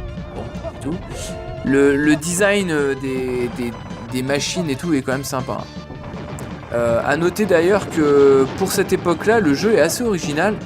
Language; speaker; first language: French; native; French